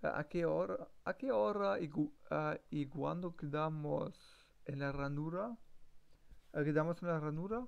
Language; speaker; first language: Spanish; non-native, learner; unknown